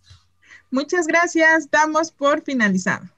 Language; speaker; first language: Spanish; native; Spanish